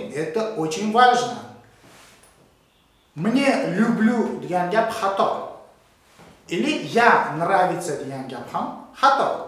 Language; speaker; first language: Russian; non-native, local second language; Uzbek